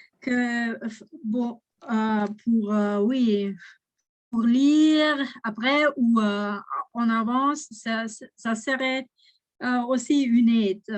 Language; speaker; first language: French; non-native, learner; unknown